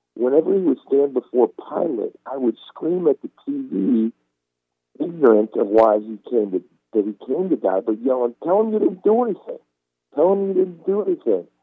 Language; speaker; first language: English; non-native, fluent; Turkish